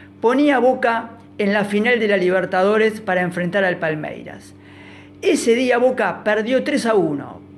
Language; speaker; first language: Spanish; native; Spanish